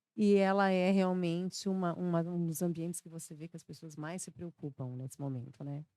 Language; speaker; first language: Portuguese; native; Portuguese